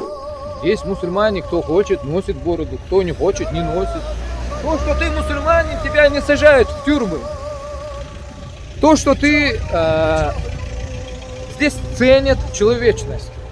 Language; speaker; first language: Russian; non-native, local second language; Chechen